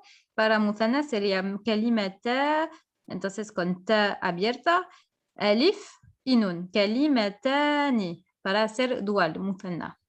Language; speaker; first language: Spanish; non-native, fluent; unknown